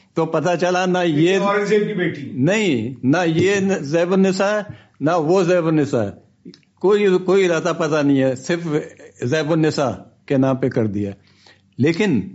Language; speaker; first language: Urdu; non-native, local second language; Baluchi